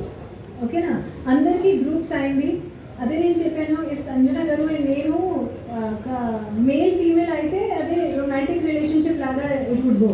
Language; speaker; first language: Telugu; non-native, learner; Hindi